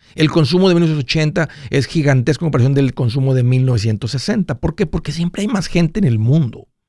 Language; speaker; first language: Spanish; early bilingual, heritage; Spanish